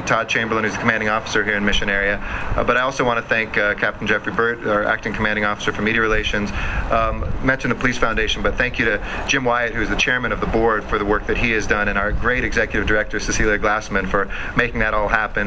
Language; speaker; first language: English; native; English